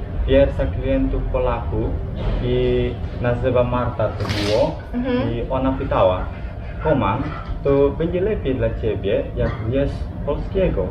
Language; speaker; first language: Polish; non-native, learner; Balinese